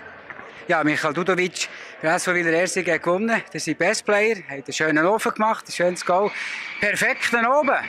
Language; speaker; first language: German; native; German